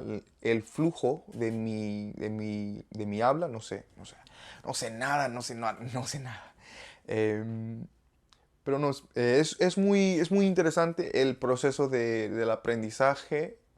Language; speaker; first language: Spanish; non-native, learner; English